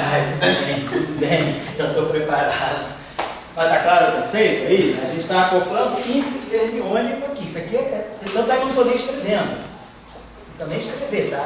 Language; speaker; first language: Portuguese; native; Portuguese